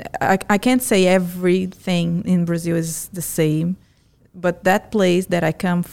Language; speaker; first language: English; non-native, fluent; Portuguese